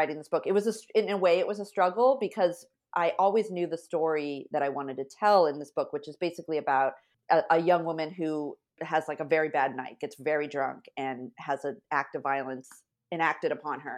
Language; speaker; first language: English; native; English